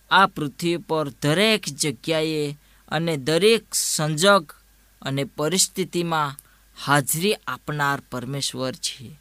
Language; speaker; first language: Gujarati; non-native, local second language; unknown